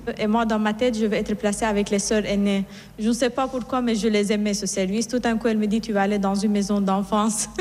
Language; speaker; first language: French; non-native, fluent; Persian